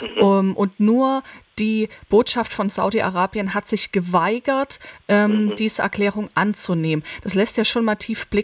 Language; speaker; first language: German; native; German